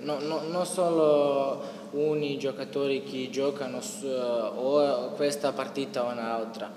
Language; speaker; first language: Italian; non-native, learner; Croatian